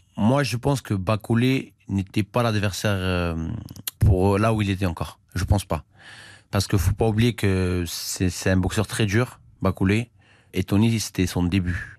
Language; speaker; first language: French; early bilingual, other home language; Armenian